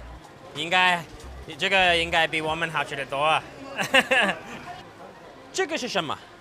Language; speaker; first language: Chinese; non-native, learner; English